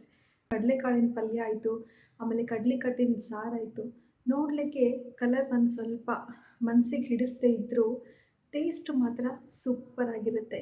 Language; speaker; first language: Kannada; native; Kannada